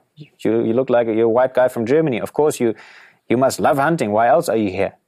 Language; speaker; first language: English; non-native, fluent; German